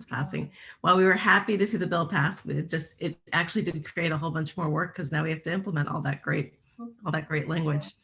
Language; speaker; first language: English; native; English